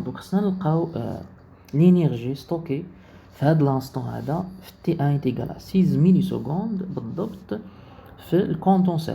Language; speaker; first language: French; non-native, local second language; Arabic